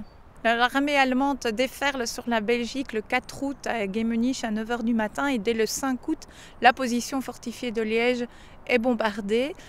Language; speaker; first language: French; native; French